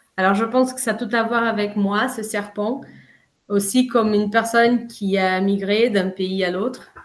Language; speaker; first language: French; non-native, fluent; Portuguese